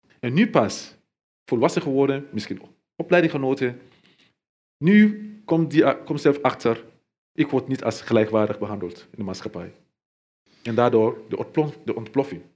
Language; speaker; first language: Dutch; non-native, fluent; Mandingo